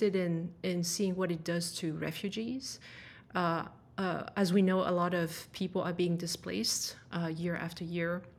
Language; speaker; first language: English; non-native, fluent; French